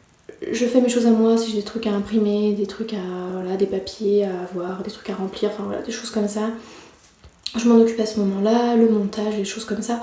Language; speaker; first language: French; native; French